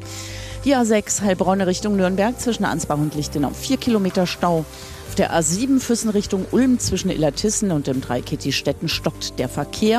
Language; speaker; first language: German; native; German